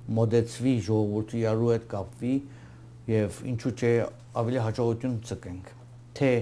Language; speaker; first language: Armenian; early bilingual, heritage; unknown